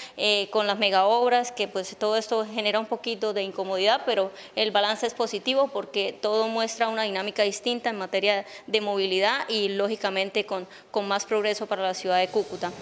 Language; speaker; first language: Spanish; native; Spanish